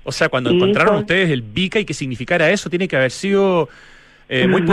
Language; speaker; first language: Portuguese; non-native, learner; Spanish